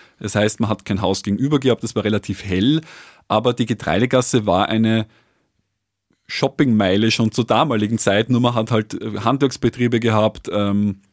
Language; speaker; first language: German; native; German